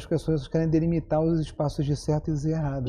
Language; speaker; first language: Portuguese; native; Portuguese